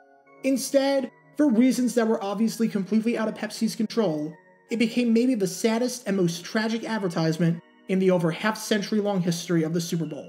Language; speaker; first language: English; native; English